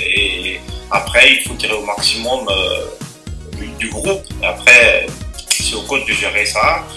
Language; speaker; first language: French; non-native, local second language; Malagasy